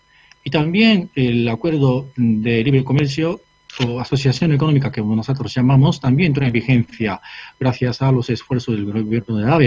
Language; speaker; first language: Spanish; non-native, fluent; Japanese